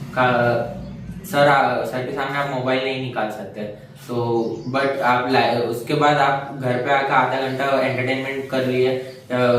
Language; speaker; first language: Hindi; non-native, local second language; Marathi